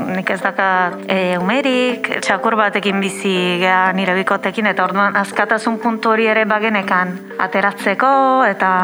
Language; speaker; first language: Basque; non-native, fluent; Italian